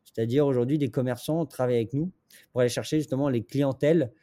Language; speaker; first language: French; native; French